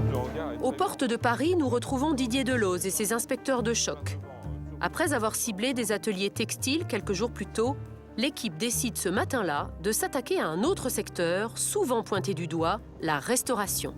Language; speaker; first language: French; native; French